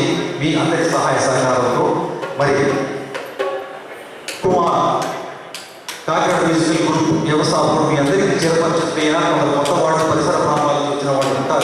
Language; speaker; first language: Telugu; native; Telugu